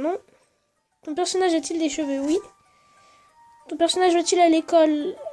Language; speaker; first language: French; native; French